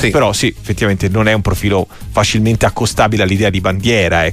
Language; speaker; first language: Italian; native; Italian